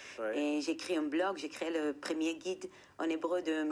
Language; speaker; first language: French; non-native, fluent; Hebrew